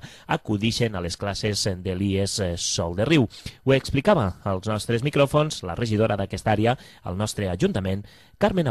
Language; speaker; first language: Catalan; native; Catalan